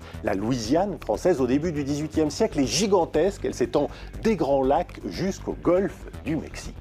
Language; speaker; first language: French; native; French